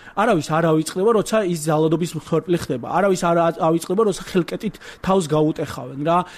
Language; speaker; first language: Georgian; non-native, local second language; Azerbaijani